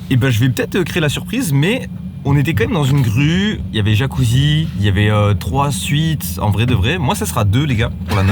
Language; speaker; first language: French; native; French